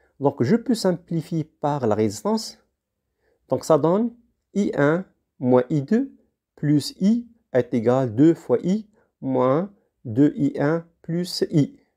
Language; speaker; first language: French; non-native, local second language; Arabic